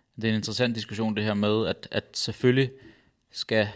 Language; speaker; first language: Danish; native; Danish